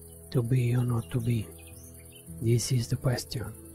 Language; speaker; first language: English; non-native, learner; Italian